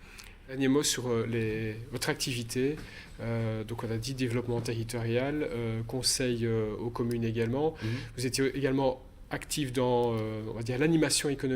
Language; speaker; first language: French; native; French